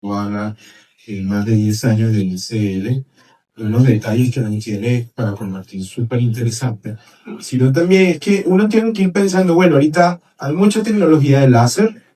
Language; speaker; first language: Spanish; native; Spanish